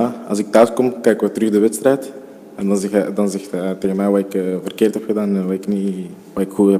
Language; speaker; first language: Dutch; early bilingual, other home language; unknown